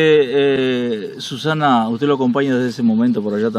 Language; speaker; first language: Spanish; native; Spanish